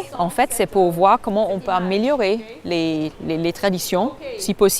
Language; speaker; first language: French; non-native, fluent; English